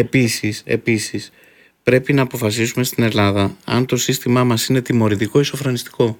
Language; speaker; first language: Greek; native; Greek